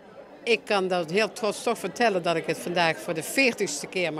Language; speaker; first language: Dutch; native; Dutch